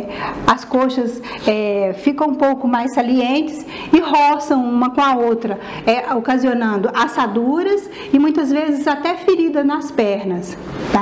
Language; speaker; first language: Portuguese; native; Portuguese